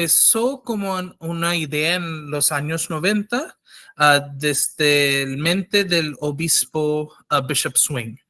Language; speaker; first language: Spanish; non-native, fluent; English